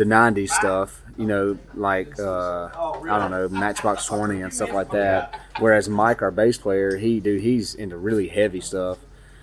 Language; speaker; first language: English; native; English